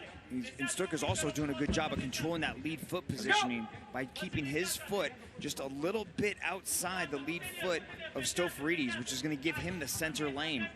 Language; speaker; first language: English; native; English